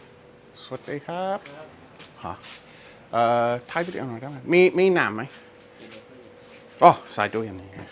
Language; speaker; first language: Thai; non-native, learner; English